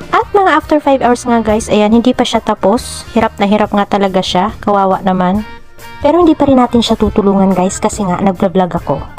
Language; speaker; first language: Filipino; non-native, local second language; Waray